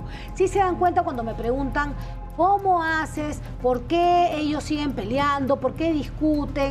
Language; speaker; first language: Spanish; native; Spanish